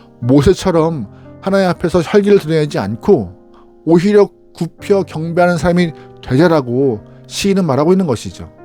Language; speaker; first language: Korean; native; Korean